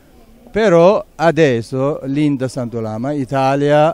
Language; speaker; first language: Italian; non-native, learner; Tibetan